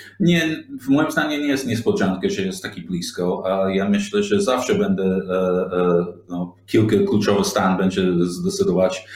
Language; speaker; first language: Polish; non-native, learner; English